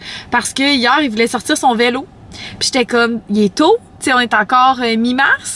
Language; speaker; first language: French; native; French